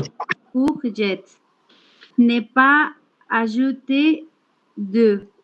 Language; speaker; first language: French; non-native, learner; Spanish